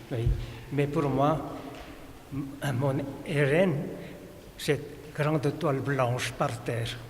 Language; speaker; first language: French; non-native, fluent; Korean